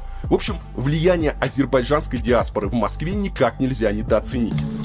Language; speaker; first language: Russian; native; Russian